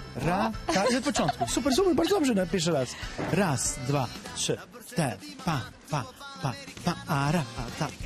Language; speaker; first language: Polish; non-native, fluent; Italian